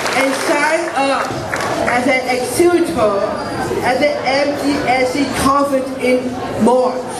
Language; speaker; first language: English; native; English